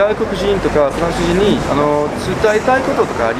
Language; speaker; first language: Japanese; non-native, learner; French